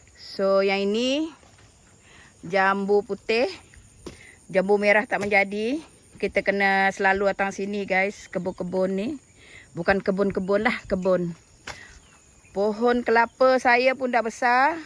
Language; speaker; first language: Malay; non-native, local second language; Iban